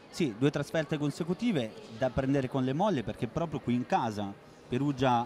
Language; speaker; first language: Italian; native; Italian